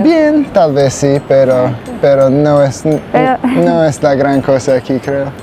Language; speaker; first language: Spanish; non-native, learner; English